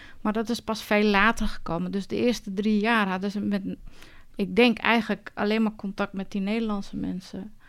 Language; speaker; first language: Dutch; early bilingual, other home language; Turkish